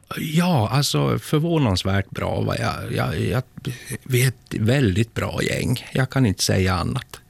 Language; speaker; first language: Swedish; native; Swedish